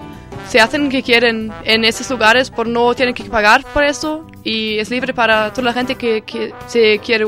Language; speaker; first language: Spanish; non-native, learner; German